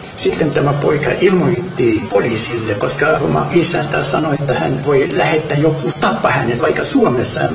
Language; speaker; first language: Finnish; non-native, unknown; Arabic